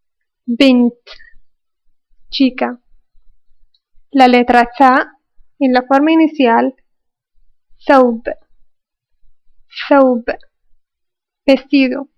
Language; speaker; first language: Spanish; non-native, fluent; Arabic